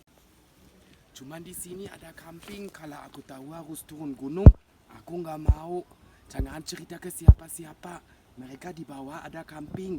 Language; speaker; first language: Indonesian; non-native, fluent; German